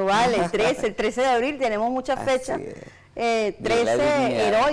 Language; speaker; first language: Spanish; native; Spanish